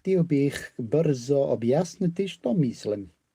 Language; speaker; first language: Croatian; non-native, learner; English